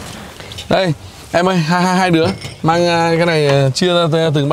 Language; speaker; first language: Vietnamese; native; Vietnamese